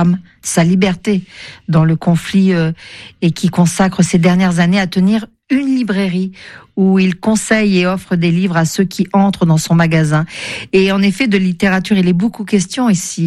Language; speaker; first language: French; native; French